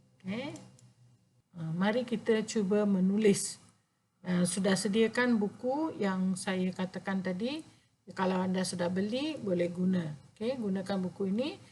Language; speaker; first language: Malay; non-native, local second language; Tamil